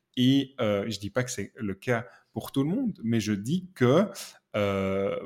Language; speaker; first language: French; native; French